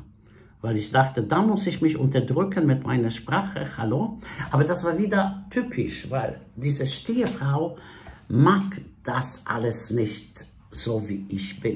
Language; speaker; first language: German; non-native, fluent; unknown